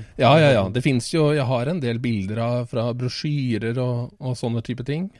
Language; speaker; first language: Norwegian; native; Norwegian